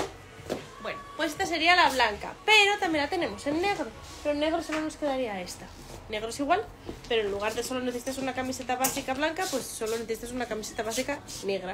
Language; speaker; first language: Spanish; native; Spanish